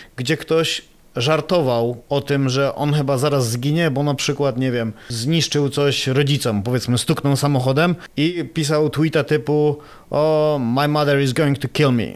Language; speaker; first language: Polish; native; Polish